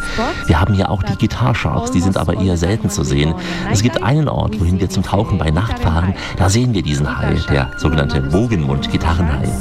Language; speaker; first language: German; native; German